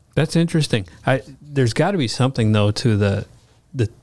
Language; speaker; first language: English; native; English